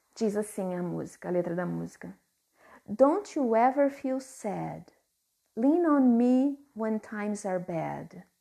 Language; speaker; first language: Portuguese; native; Portuguese